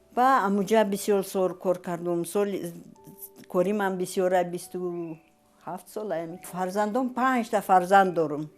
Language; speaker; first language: Tajik; non-native, fluent; Romanian